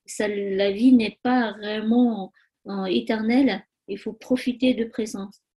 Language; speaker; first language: French; non-native, learner; Tibetan